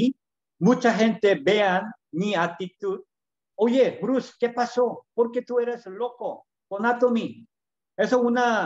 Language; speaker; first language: Spanish; non-native, learner; Korean